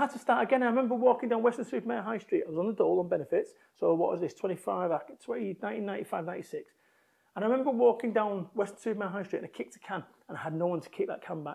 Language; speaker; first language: English; native; English